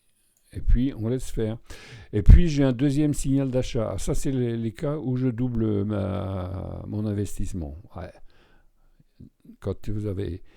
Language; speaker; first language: French; native; French